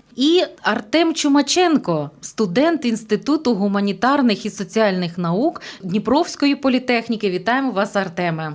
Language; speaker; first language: Ukrainian; native; Ukrainian